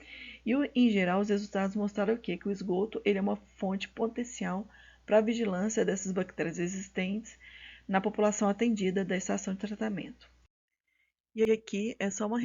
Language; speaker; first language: Portuguese; native; Portuguese